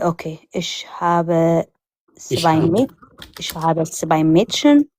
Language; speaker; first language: German; non-native, learner; Amharic